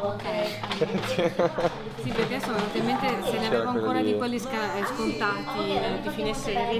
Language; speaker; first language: Italian; native; Italian